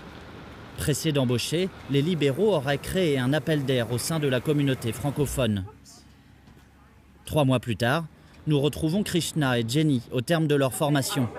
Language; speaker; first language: French; native; French